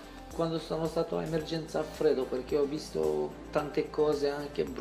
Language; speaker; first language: Italian; non-native, fluent; Romanian